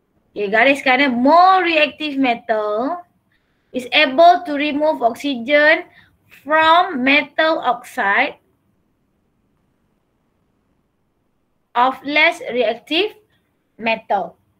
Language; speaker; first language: English; non-native, local second language; Malay